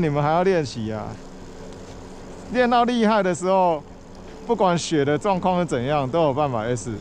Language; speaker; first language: Chinese; native; Chinese